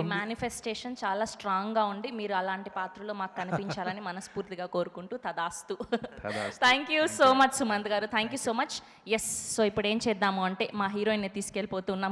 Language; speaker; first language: Telugu; native; Telugu